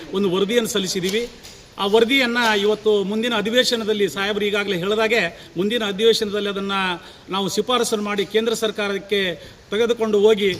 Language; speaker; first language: Kannada; non-native, local second language; Lambadi